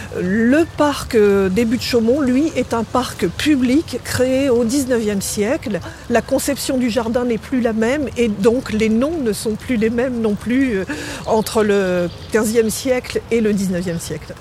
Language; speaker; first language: French; native; French